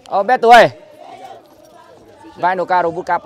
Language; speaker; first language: Portuguese; non-native, learner; Vietnamese